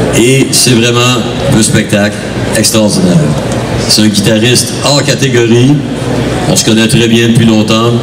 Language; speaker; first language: French; native; French